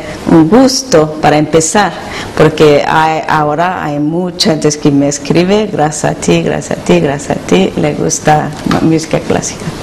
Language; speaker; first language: Spanish; non-native, learner; Korean